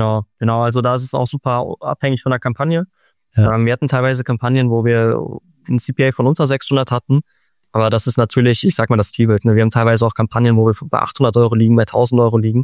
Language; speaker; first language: German; native; German